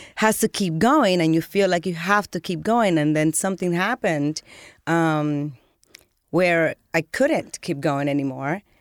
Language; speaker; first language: English; early bilingual, other home language; Spanish